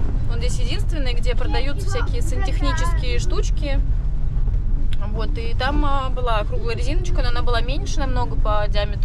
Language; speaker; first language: Russian; native; Russian